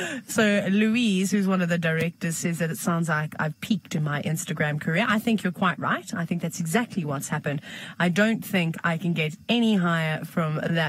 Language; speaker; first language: English; native; English